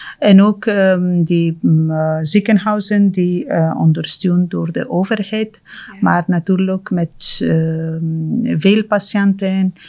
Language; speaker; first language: Dutch; non-native, fluent; Persian